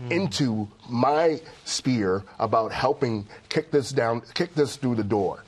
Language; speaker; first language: English; native; English